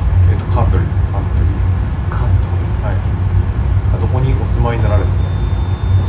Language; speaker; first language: Japanese; native; Japanese